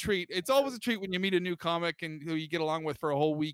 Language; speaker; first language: English; native; English